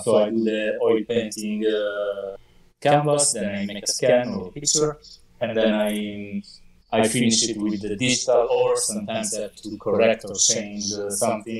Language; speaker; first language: English; non-native, fluent; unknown